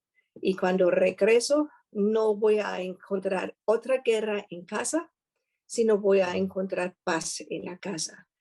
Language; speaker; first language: Spanish; non-native, fluent; German